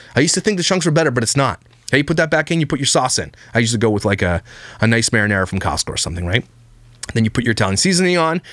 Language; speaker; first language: English; native; English